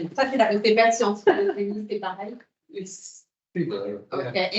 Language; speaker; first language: French; native; French